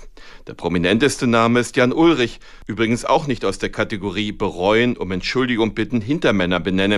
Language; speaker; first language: German; native; German